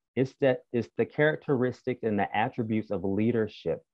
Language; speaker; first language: English; native; English